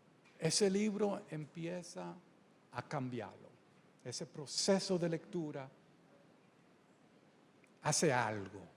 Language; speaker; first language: Spanish; early bilingual, heritage; Spanish